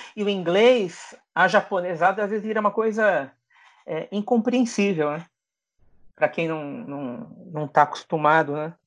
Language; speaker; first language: Portuguese; native; Portuguese